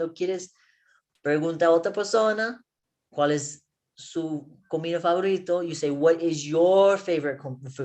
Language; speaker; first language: Spanish; non-native, learner; English